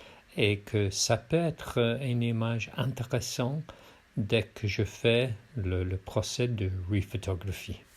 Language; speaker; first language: French; non-native, fluent; English